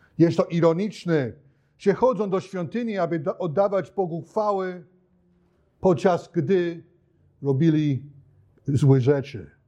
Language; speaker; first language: Polish; non-native, fluent; English